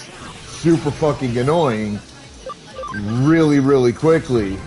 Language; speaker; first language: English; native; English